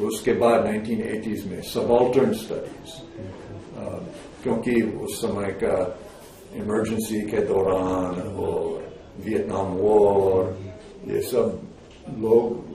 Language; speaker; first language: Hindi; non-native, fluent; English